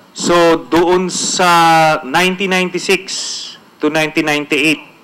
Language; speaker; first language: Filipino; native; Filipino